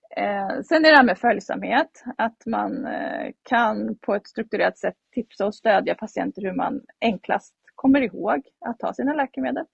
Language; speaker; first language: Swedish; native; Swedish